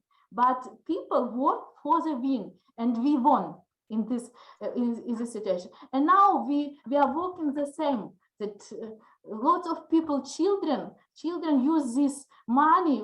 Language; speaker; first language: English; non-native, learner; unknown